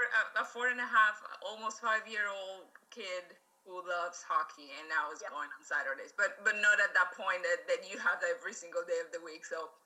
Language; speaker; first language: English; non-native, fluent; Spanish